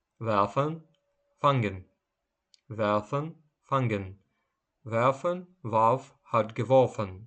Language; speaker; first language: German; non-native, fluent; Ukrainian